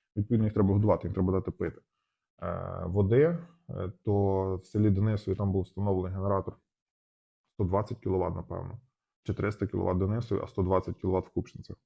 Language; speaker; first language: Ukrainian; native; Ukrainian